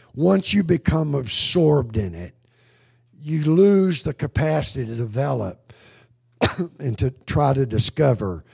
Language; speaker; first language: English; native; English